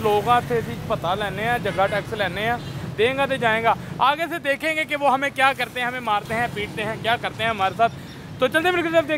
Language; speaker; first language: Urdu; non-native, local second language; Punjabi